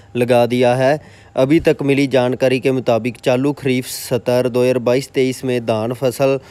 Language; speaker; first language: Hindi; non-native, local second language; Punjabi